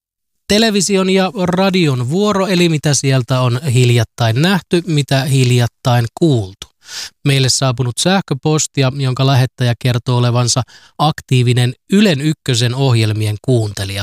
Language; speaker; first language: Finnish; native; Finnish